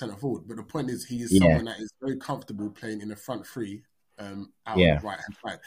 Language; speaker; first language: English; native; English